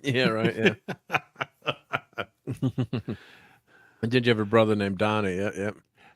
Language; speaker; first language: English; native; English